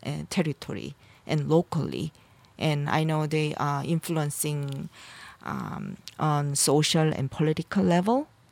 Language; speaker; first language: English; non-native, fluent; Korean